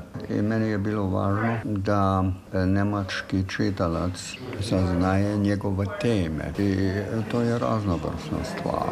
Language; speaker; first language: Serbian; non-native, fluent; German